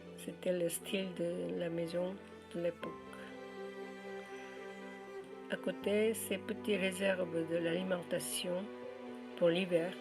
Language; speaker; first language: French; non-native, learner; Korean